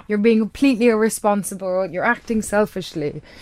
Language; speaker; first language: English; native; English